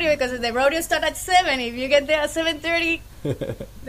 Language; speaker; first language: English; non-native, fluent; Spanish